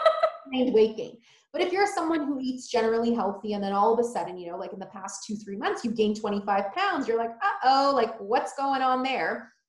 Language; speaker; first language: English; early bilingual, other home language; Polish